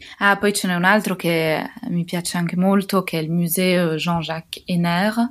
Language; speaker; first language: Italian; native; Italian